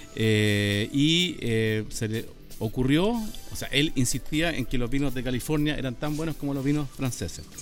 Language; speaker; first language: Spanish; native; Spanish